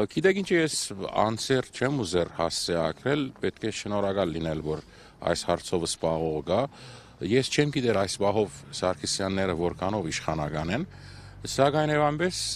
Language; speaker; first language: Armenian; early bilingual, heritage; Armenian